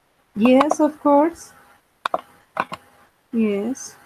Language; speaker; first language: English; non-native, fluent; Spanish